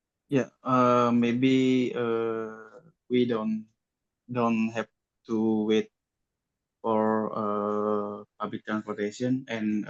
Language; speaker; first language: English; non-native, learner; Indonesian